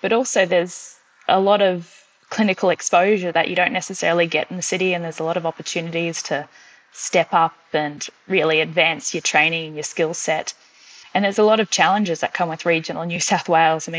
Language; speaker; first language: English; native; English